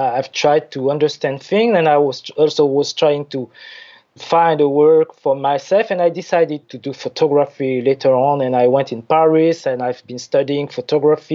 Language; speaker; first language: English; non-native, fluent; French